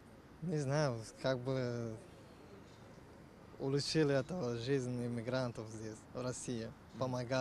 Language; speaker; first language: Russian; non-native, learner; Tajik